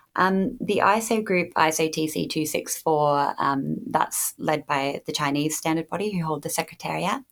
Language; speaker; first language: English; native; English